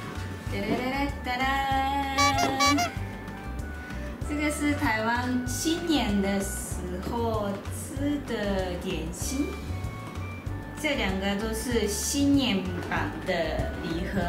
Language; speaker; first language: Chinese; non-native, fluent; Japanese